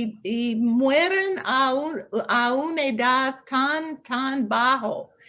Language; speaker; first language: Spanish; non-native, local second language; English